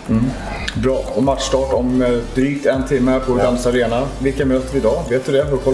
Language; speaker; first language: Swedish; native; Swedish